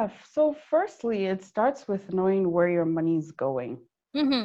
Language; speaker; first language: English; non-native, local second language; Yoruba